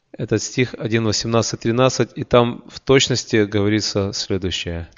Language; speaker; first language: Russian; native; Russian